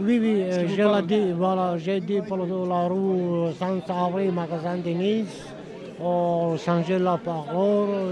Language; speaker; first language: French; non-native, learner; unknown